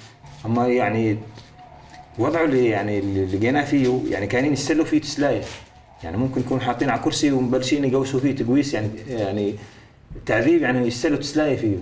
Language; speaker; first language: Arabic; native; Arabic